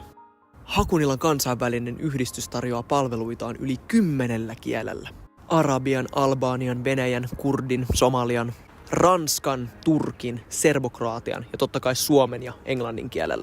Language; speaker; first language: Finnish; native; Finnish